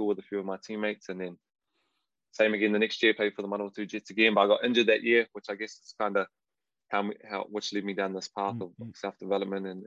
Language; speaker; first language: English; native; English